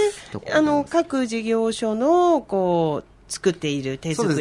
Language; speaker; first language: Japanese; native; Japanese